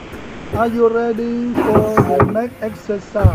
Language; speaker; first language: English; non-native, fluent; Vietnamese